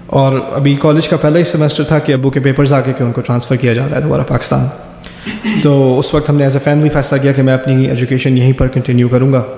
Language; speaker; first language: Urdu; early bilingual, other home language; German